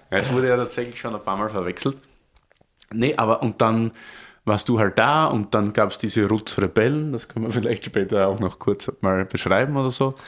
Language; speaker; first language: German; native; German